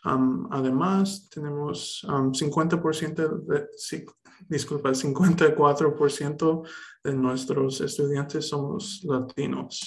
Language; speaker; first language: Spanish; early bilingual, heritage; Spanish